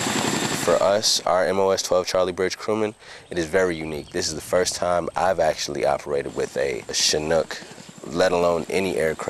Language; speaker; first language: English; native; English